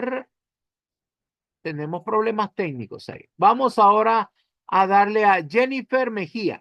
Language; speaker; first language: Spanish; native; Spanish